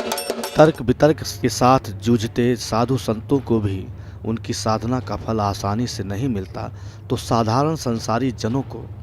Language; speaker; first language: Hindi; native; Hindi